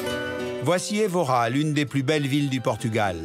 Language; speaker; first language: French; native; French